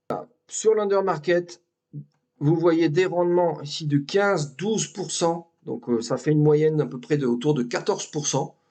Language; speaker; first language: French; native; French